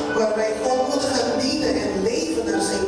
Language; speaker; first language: Dutch; non-native, local second language; Papiamento